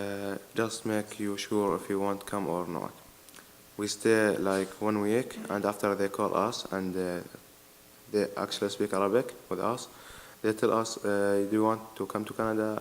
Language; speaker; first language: English; non-native, learner; Arabic